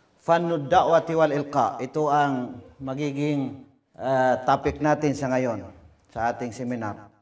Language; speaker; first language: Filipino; non-native, local second language; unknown